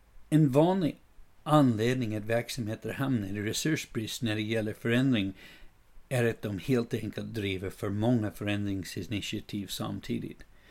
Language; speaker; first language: Swedish; non-native, fluent; English